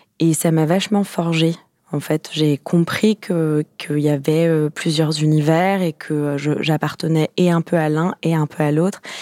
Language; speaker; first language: French; native; French